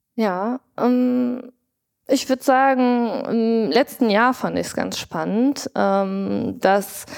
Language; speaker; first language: German; native; German